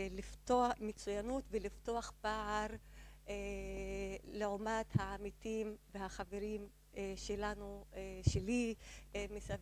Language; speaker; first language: Hebrew; non-native, local second language; Arabic